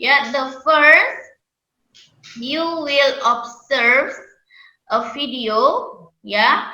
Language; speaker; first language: English; non-native, fluent; Indonesian